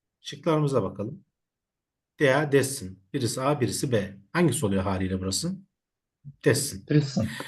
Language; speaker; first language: Turkish; native; Turkish